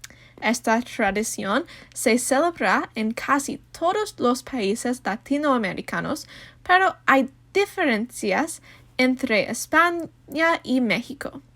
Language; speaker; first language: Spanish; non-native, learner; English